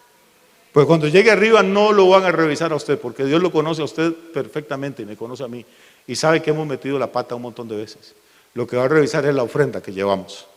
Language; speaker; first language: Spanish; native; Spanish